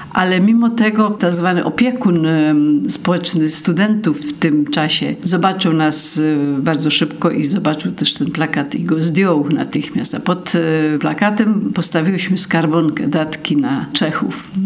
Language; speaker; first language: Polish; native; Polish